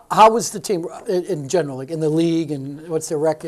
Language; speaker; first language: English; native; English